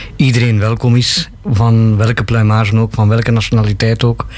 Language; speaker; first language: Dutch; non-native, fluent; Bangla